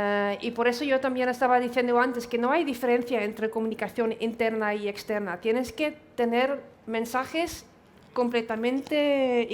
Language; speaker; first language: Spanish; non-native, fluent; Dutch